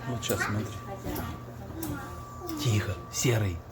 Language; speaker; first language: Russian; native; Russian